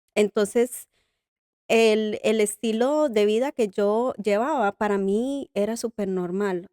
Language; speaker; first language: Spanish; native; Spanish